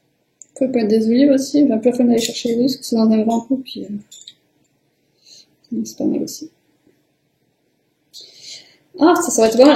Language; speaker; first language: French; native; French